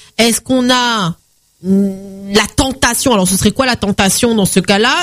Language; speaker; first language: French; native; French